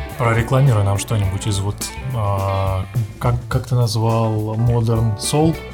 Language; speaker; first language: Russian; native; Russian